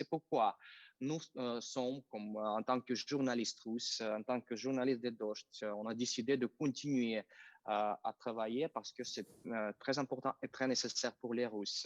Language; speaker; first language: French; non-native, fluent; Russian